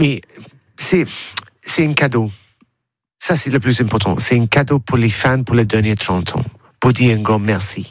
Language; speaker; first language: French; non-native, learner; English